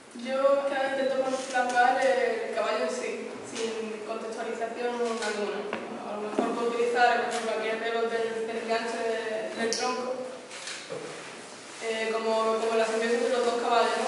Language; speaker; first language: Spanish; native; Spanish